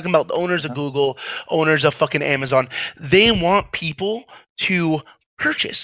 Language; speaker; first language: English; native; English